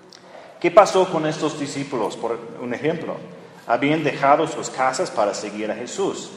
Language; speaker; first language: Spanish; non-native, fluent; English